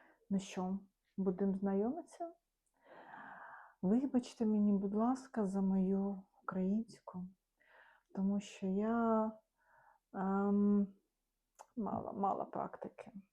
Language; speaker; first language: Ukrainian; non-native, local second language; Russian